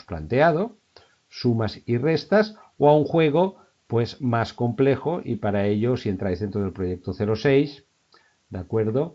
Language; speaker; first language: Spanish; native; Spanish